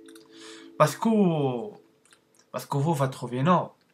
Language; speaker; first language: French; non-native, learner; Arabic